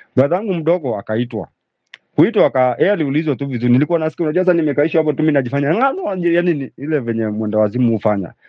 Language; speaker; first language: Swahili; native; Swahili